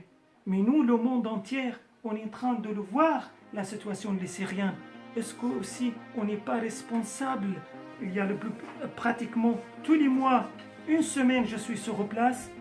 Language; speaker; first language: French; non-native, fluent; Arabic